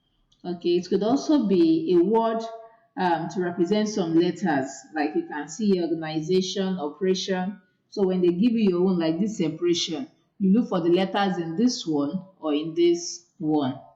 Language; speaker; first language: English; non-native, local second language; Yoruba